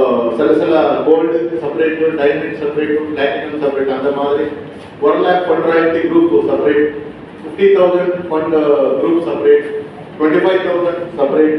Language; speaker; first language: Tamil; non-native, learner; Kannada